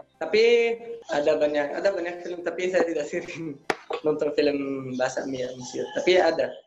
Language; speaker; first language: Indonesian; non-native, learner; Arabic